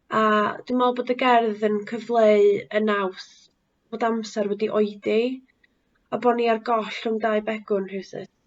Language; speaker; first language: Welsh; native; Welsh